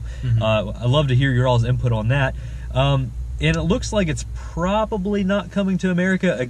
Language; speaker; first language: English; native; English